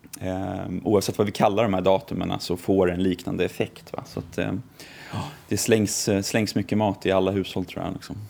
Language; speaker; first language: Swedish; native; Swedish